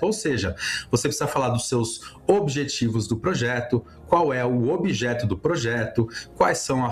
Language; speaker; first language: Portuguese; native; Portuguese